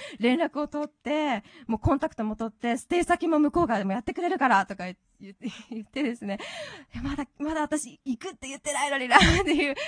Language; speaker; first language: Japanese; native; Japanese